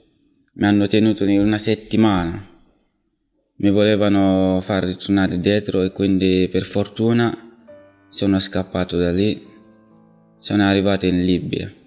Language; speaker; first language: Italian; non-native, learner; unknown